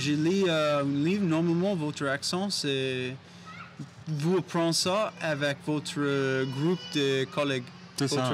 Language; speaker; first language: French; non-native, learner; English